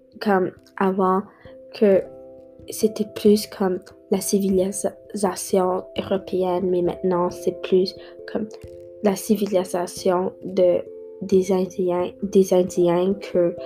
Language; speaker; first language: French; non-native, learner; English